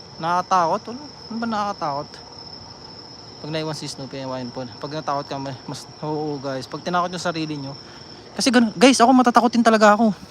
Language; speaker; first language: Filipino; native; Filipino